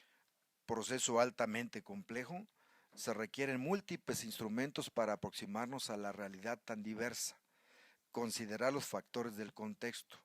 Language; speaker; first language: Spanish; native; Spanish